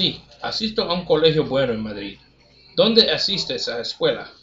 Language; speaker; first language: Spanish; non-native, learner; English